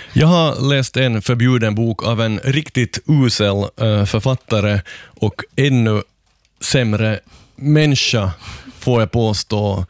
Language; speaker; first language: Swedish; native; Swedish